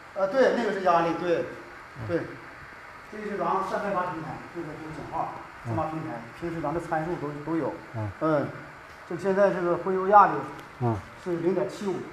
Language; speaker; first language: Chinese; native; Chinese